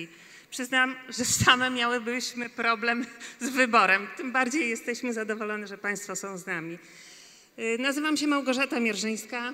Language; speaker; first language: Polish; native; Polish